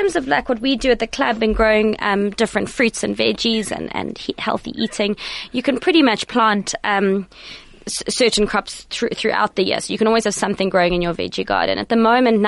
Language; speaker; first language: English; native; English